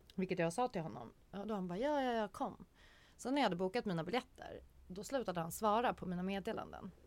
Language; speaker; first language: Swedish; native; Swedish